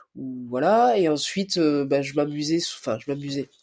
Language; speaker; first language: French; native; French